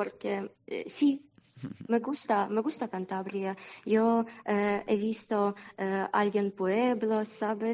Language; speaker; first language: Spanish; non-native, learner; Ukrainian